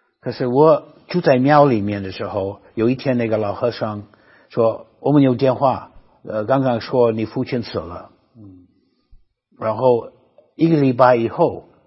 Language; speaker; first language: Chinese; non-native, fluent; English